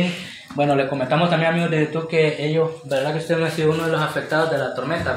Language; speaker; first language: Spanish; native; Spanish